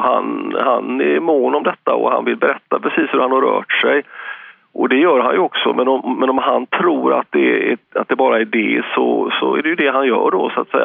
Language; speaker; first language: Swedish; native; Swedish